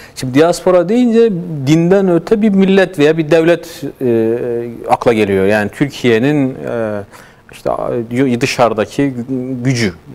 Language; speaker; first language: Turkish; native; Turkish